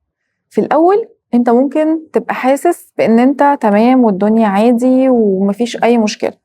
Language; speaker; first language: Arabic; native; Arabic